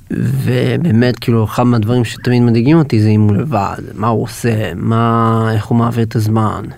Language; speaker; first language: Hebrew; native; Hebrew